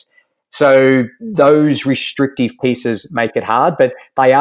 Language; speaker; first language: English; native; English